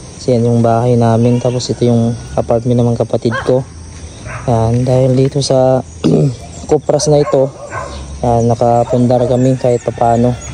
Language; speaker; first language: Filipino; non-native, local second language; Cebuano